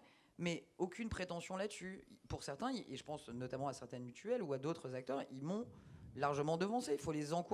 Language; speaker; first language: French; native; French